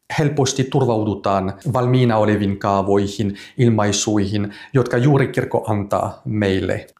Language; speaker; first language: Finnish; non-native, fluent; French